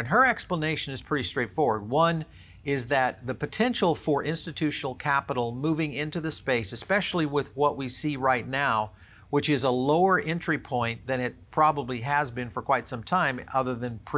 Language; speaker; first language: English; native; English